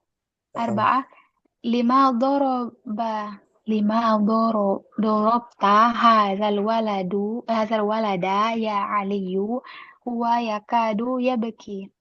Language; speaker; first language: Arabic; non-native, learner; Indonesian